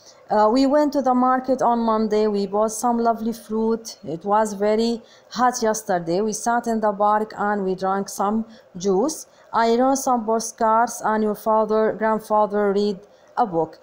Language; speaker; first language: English; non-native, fluent; Arabic